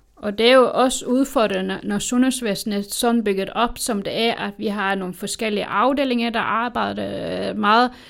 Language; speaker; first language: Danish; native; Danish